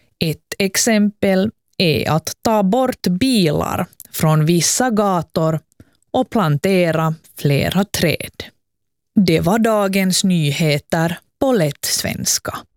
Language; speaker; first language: Swedish; native; Swedish